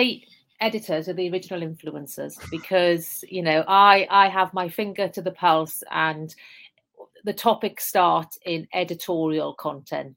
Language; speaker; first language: English; native; English